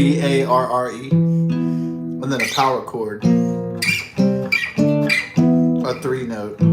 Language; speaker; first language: English; native; English